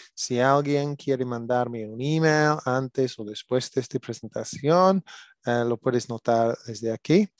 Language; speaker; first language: Spanish; non-native, learner; English